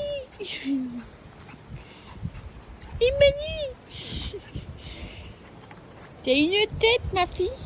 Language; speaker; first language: French; native; French